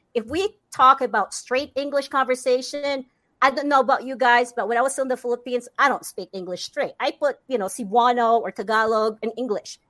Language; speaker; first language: English; non-native, local second language; Cebuano